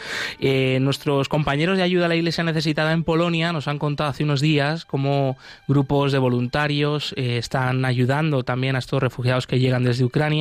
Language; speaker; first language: Spanish; native; Spanish